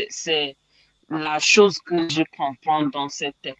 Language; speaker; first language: French; non-native, learner; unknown